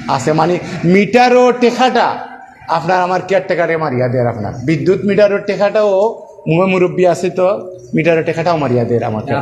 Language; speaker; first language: Bangla; native; Bangla